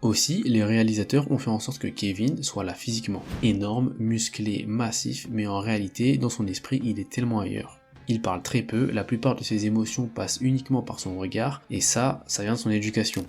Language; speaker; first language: French; native; French